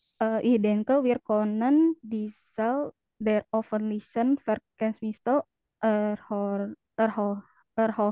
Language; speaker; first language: German; non-native, learner; Indonesian